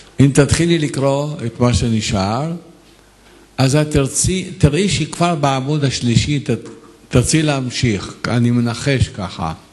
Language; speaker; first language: Hebrew; non-native, fluent; Arabic